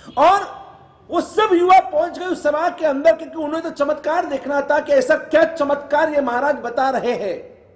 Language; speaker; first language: Hindi; non-native, local second language; Gujarati